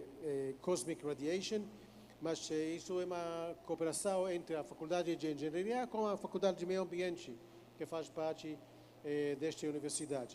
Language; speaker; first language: Portuguese; non-native, fluent; Hebrew